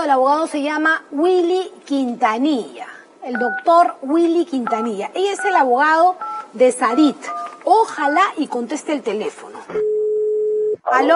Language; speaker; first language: Spanish; native; Spanish